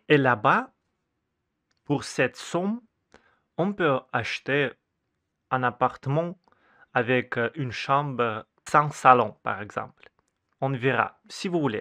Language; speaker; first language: French; non-native, fluent; Russian